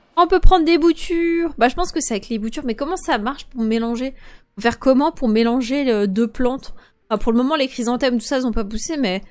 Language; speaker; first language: French; native; French